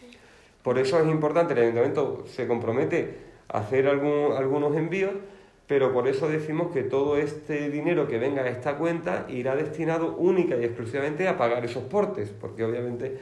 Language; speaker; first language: Spanish; native; Spanish